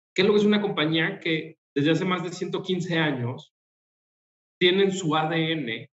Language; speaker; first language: Spanish; native; Spanish